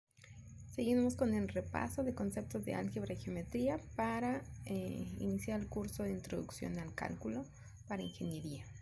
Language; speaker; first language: Spanish; native; Spanish